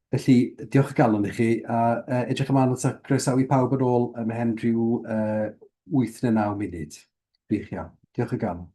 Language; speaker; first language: Welsh; native; Welsh